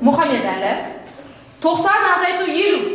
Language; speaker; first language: Kazakh; native; Kazakh